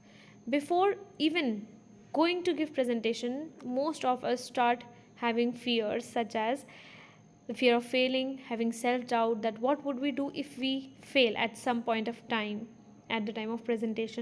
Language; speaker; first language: English; non-native, fluent; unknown